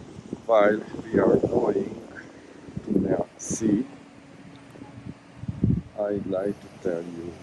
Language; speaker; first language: English; non-native, learner; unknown